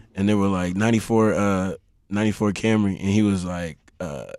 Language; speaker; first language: English; native; English